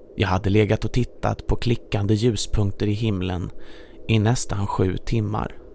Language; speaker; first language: Swedish; native; Swedish